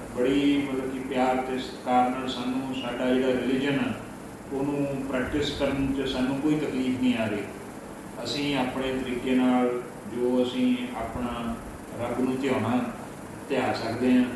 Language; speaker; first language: Punjabi; early bilingual, heritage; Punjabi